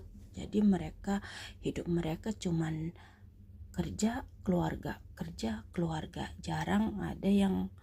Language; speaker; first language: Indonesian; native; Indonesian